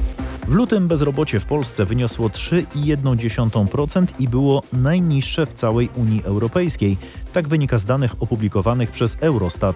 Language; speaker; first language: Polish; native; Polish